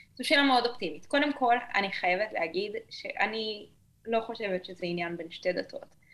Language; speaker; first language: Hebrew; native; Hebrew